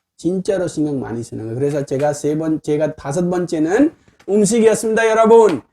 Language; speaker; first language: Korean; non-native, fluent; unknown